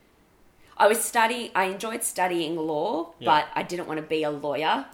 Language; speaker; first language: English; native; English